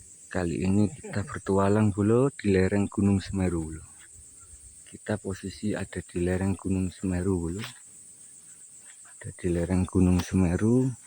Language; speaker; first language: Indonesian; non-native, local second language; Javanese